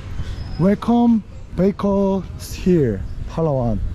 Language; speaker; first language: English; non-native, learner; Korean